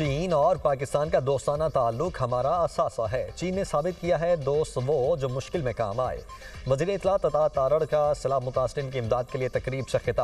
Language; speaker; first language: Urdu; native; Urdu